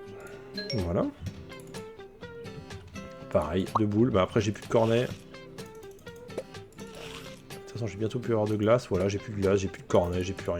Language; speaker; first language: French; native; French